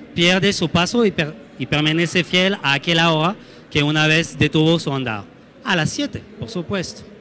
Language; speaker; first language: Spanish; non-native, fluent; French